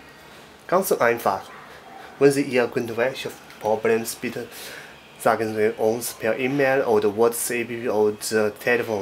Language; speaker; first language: German; non-native, learner; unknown